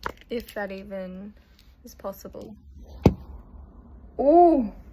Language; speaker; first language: English; early bilingual, other home language; Korean